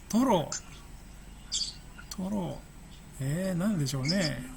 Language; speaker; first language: Japanese; non-native, fluent; Indonesian